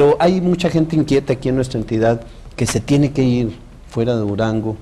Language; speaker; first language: Spanish; native; Spanish